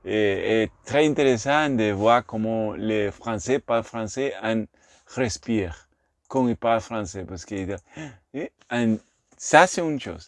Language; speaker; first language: French; non-native, learner; Spanish